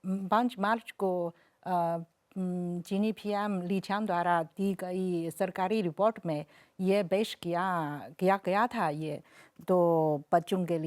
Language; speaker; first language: Hindi; non-native, fluent; Chinese